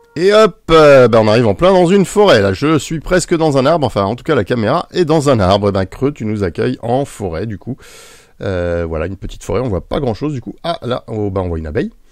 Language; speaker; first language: French; native; French